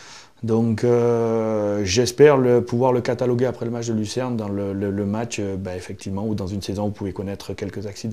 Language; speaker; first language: French; native; French